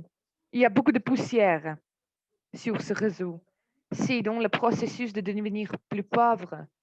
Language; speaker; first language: French; non-native, fluent; Armenian